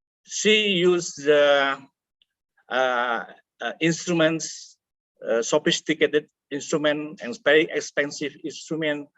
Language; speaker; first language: English; non-native, fluent; Indonesian